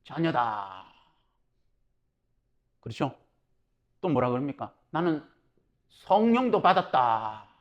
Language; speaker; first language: Korean; native; Korean